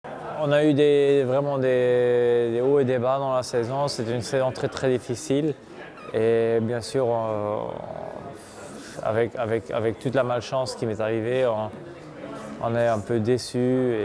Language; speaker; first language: French; non-native, local second language; Luxembourgish